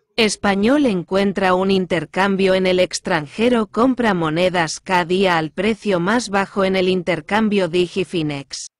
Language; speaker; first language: Spanish; non-native, fluent; Korean